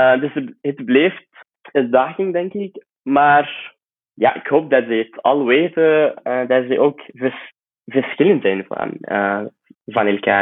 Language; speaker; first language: Dutch; non-native, fluent; Arabic